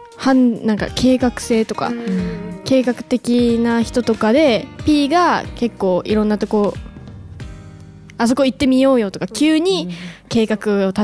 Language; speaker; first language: Japanese; native; Japanese